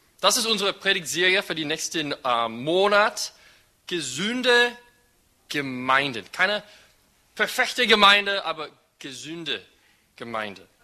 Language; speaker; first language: German; non-native, fluent; English